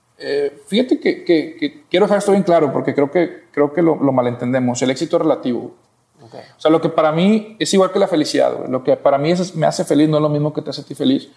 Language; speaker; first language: Spanish; native; Spanish